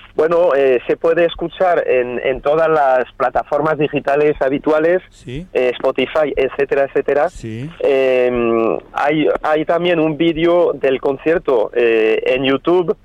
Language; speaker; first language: Spanish; non-native, fluent; French